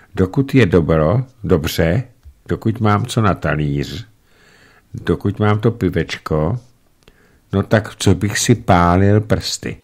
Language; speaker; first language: Czech; native; Czech